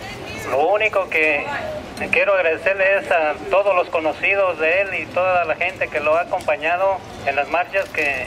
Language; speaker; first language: Spanish; native; Spanish